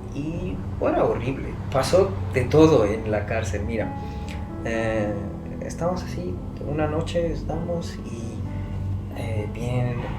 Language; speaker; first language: Spanish; non-native, fluent; Persian